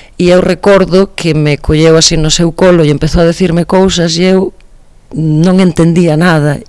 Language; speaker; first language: Galician; non-native, local second language; Spanish